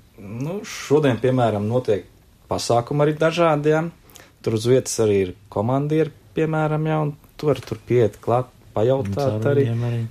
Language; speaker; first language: Latvian; native; Latvian